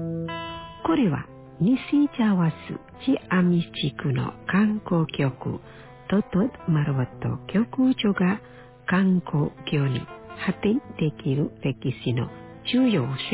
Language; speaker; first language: Japanese; non-native, fluent; Indonesian